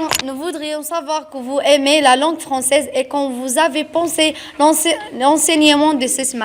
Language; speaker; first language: French; non-native, learner; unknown